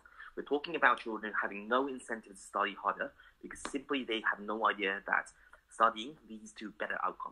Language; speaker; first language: English; non-native, fluent; Japanese